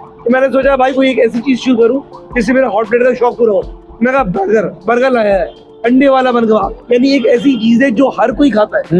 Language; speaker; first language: Urdu; native; Urdu